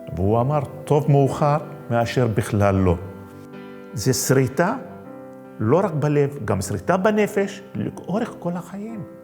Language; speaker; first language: Hebrew; non-native, local second language; Arabic